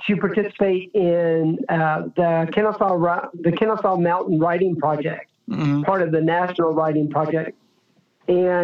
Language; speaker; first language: English; native; English